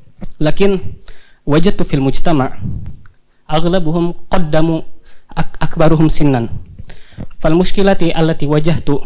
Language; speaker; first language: Arabic; non-native, fluent; Indonesian